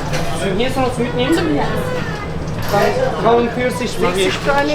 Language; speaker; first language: German; non-native, learner; Turkish